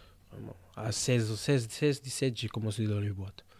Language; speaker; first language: French; early bilingual, other home language; Portuguese